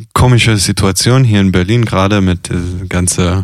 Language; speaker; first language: German; non-native, fluent; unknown